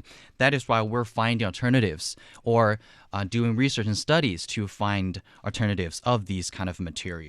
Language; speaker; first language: English; non-native, fluent; Chinese